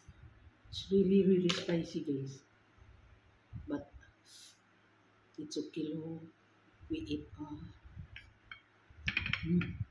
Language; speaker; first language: English; non-native, local second language; Filipino